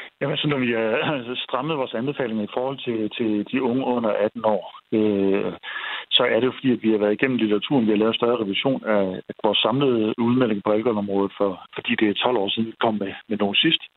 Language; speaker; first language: Danish; native; Danish